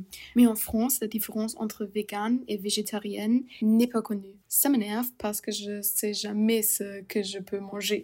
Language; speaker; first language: French; non-native, learner; German